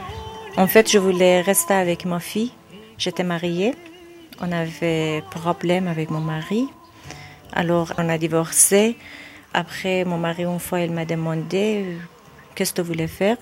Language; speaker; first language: French; non-native, learner; Persian